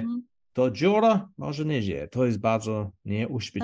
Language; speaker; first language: Polish; non-native, learner; English